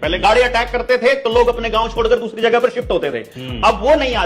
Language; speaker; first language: Hindi; native; Hindi